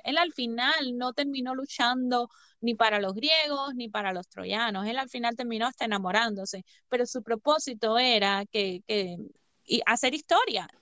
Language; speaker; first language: Spanish; native; Spanish